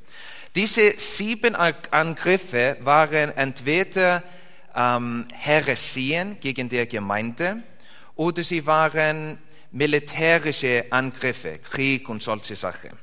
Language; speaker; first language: German; non-native, fluent; Icelandic